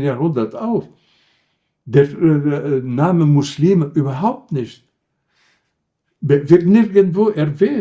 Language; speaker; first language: German; non-native, fluent; Arabic